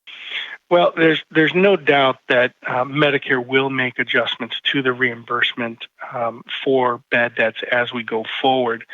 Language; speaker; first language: English; native; English